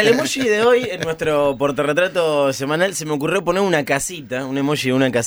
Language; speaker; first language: Spanish; native; Spanish